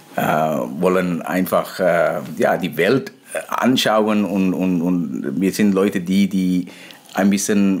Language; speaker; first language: German; non-native, fluent; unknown